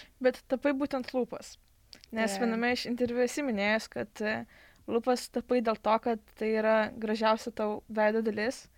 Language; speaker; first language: Lithuanian; native; Lithuanian